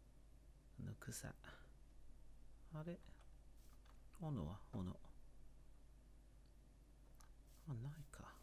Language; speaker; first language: Japanese; non-native, learner; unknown